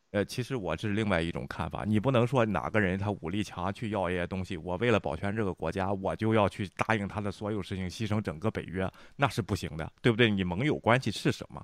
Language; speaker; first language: Chinese; native; Chinese